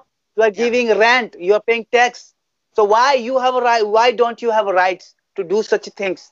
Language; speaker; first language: English; non-native, fluent; Bangla